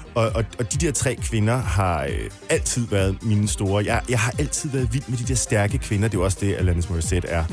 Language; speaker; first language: Danish; native; Danish